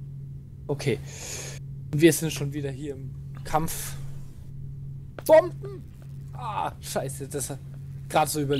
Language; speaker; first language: German; native; German